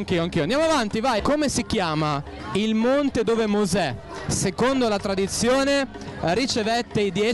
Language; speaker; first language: Italian; native; Italian